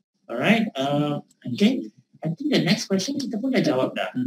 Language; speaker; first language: English; non-native, local second language; Malay